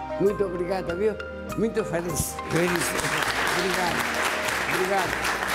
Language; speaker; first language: Portuguese; non-native, learner; Japanese